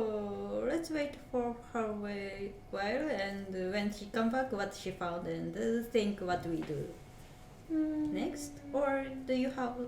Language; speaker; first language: English; non-native, learner; Japanese